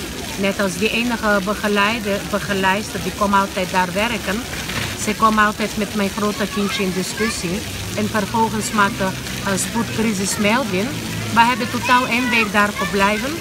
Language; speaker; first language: Dutch; non-native, learner; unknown